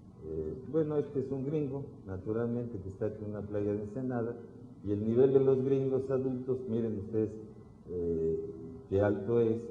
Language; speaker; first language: Spanish; native; Spanish